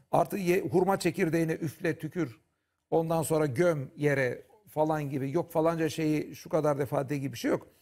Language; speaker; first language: Turkish; native; Turkish